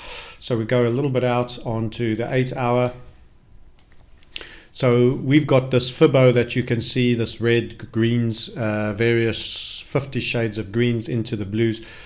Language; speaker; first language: English; native; English